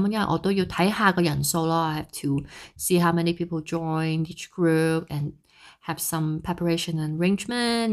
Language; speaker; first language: English; non-native, local second language; Cantonese